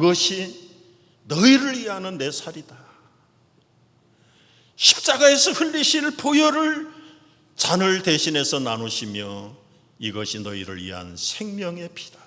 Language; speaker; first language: Korean; native; Korean